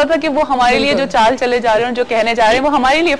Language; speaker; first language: Urdu; native; Urdu